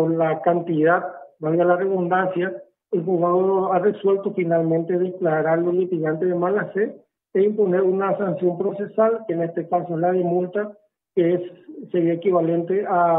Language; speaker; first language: Spanish; native; Spanish